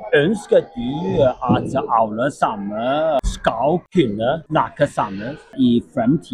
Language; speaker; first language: Norwegian; non-native, learner; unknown